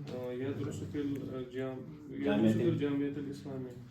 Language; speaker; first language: Arabic; non-native, learner; Urdu